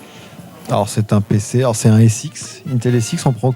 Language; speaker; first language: French; native; French